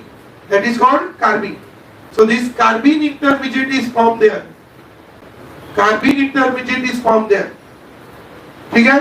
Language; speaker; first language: English; non-native, local second language; Marathi